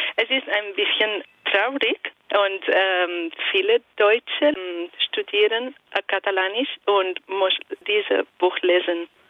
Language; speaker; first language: German; non-native, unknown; Italian